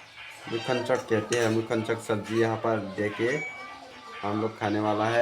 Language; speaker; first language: Hindi; non-native, local second language; Kok Borok